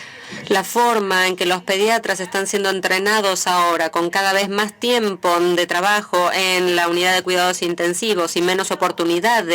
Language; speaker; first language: Spanish; native; Spanish